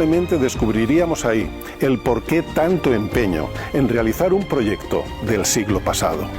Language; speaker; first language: Spanish; native; Spanish